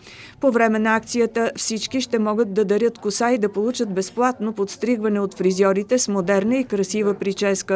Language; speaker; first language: Bulgarian; native; Bulgarian